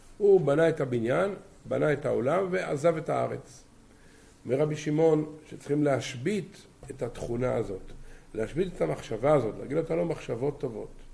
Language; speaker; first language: Hebrew; native; Hebrew